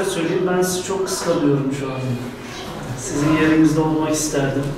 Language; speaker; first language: Turkish; native; Turkish